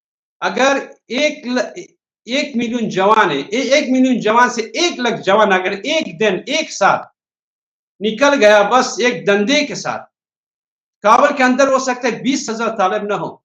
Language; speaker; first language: Hindi; non-native, fluent; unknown